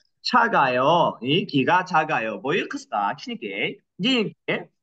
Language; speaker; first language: Korean; non-native, fluent; Kyrgyz